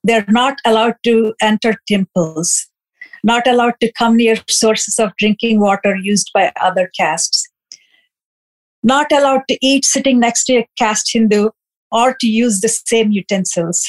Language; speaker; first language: English; non-native, local second language; Telugu